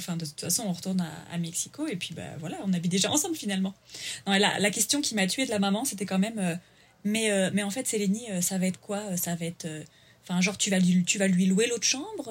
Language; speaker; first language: French; native; French